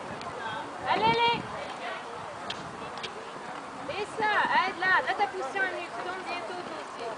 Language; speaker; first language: French; native; French